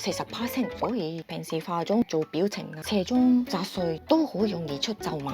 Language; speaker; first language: Cantonese; non-native, fluent; Japanese